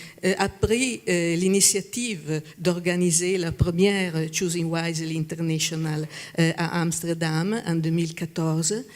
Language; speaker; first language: French; non-native, fluent; Italian